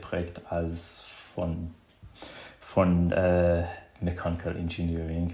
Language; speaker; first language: German; non-native, fluent; Persian